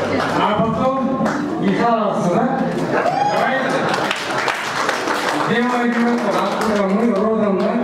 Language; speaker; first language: Russian; non-native, local second language; Kyrgyz